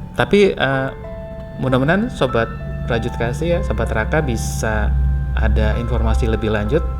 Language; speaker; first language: Indonesian; native; Indonesian